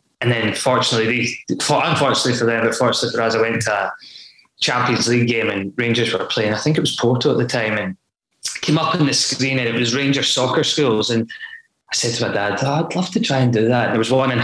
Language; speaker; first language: English; native; English